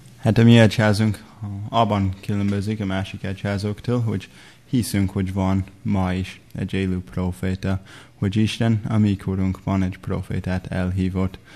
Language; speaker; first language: Hungarian; non-native, fluent; English